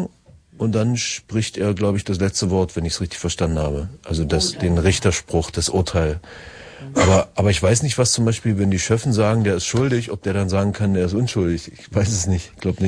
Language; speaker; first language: German; native; German